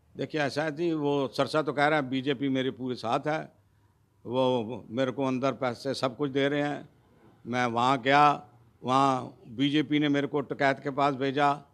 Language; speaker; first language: Hindi; non-native, local second language; Punjabi